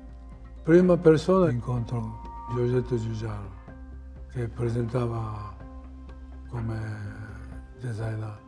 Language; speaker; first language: Italian; non-native, fluent; Japanese